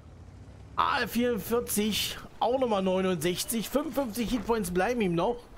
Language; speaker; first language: German; native; German